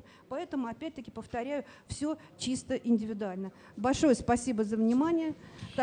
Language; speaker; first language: Russian; native; Russian